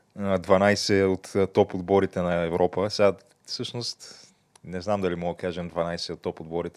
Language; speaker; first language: Bulgarian; native; Bulgarian